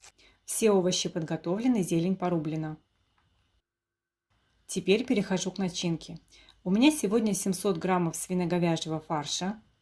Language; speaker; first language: Russian; native; Russian